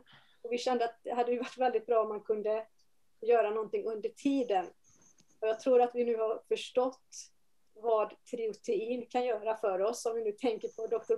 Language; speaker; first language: Swedish; native; Swedish